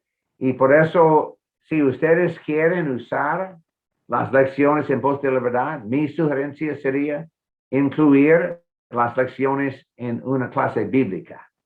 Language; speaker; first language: Spanish; non-native, fluent; English